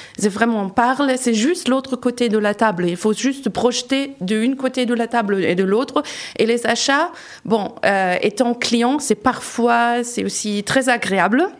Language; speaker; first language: French; non-native, fluent; German